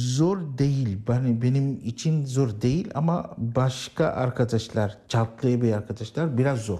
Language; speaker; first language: Turkish; non-native, learner; Arabic